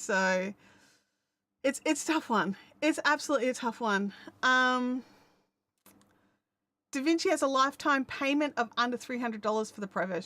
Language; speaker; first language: English; native; English